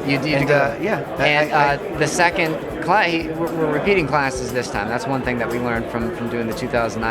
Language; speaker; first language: English; native; English